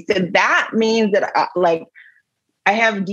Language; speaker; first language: English; native; English